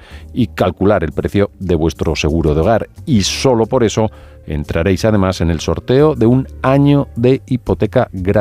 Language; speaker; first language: Spanish; native; Spanish